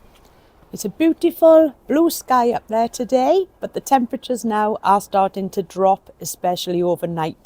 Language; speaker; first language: English; native; English